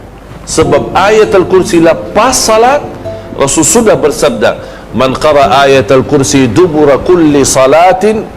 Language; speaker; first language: Indonesian; non-native, fluent; Arabic